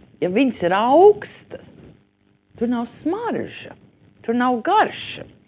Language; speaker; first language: Latvian; early bilingual, heritage; Latvian